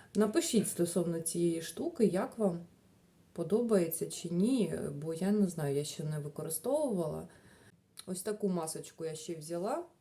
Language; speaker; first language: Ukrainian; non-native, local second language; Russian